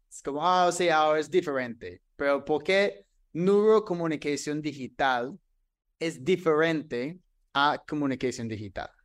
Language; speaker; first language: Spanish; non-native, fluent; English